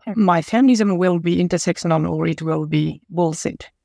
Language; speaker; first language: English; non-native, local second language; Nepali